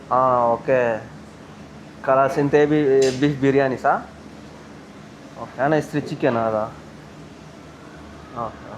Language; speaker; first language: Arabic; non-native, learner; Telugu